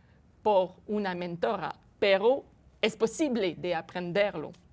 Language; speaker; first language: Spanish; non-native, fluent; French